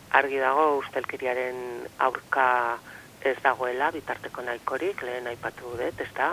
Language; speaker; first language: Basque; native; Basque